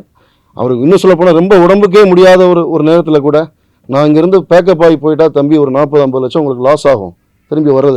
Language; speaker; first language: Tamil; native; Tamil